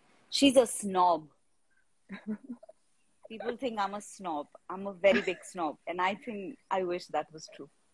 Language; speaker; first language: English; non-native, local second language; Marathi